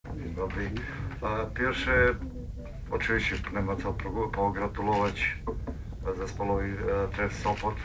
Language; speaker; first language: Polish; non-native, learner; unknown